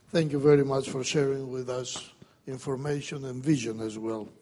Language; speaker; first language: English; non-native, fluent; Greek